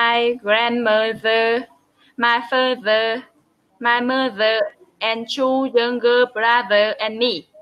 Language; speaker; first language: English; non-native, learner; Vietnamese